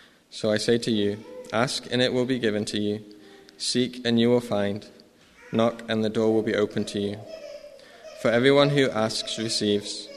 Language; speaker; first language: English; native; English